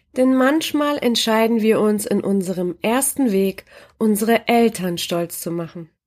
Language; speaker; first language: German; early bilingual, other home language; Polish